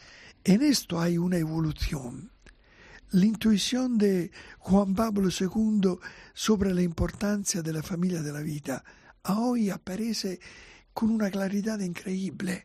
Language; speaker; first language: Spanish; non-native, fluent; Italian